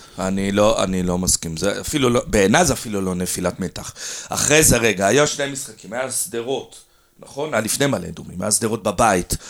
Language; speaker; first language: Hebrew; native; Hebrew